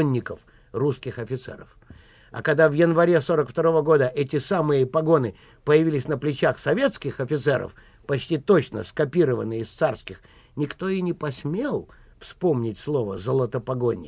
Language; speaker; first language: Russian; native; Russian